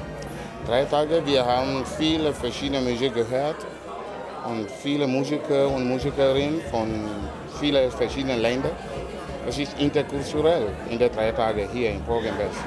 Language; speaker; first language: German; non-native, learner; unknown